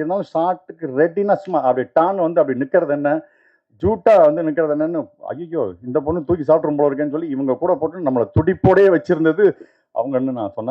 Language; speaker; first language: Tamil; native; Tamil